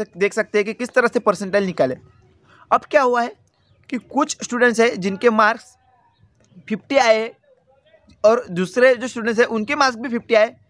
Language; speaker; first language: Hindi; non-native, local second language; Marathi